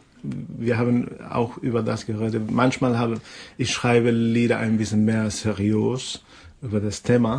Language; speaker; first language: German; non-native, fluent; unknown